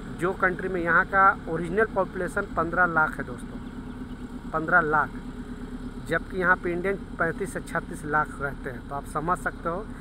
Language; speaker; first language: Hindi; native; Hindi